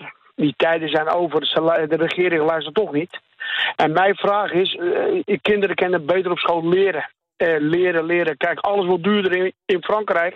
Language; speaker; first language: Dutch; non-native, learner; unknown